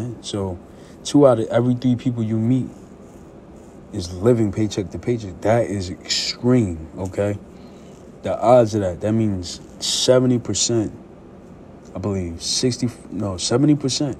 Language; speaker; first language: English; native; English